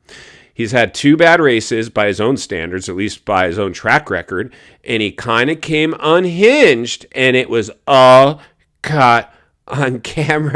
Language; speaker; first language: English; native; English